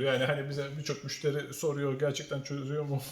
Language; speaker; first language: Turkish; native; Turkish